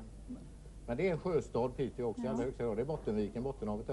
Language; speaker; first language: Swedish; native; Swedish